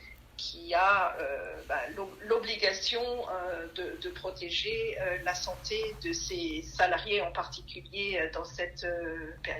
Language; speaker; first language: French; native; French